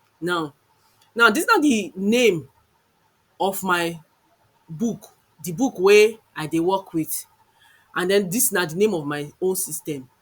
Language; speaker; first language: Nigerian Pidgin; non-native, local second language; Yoruba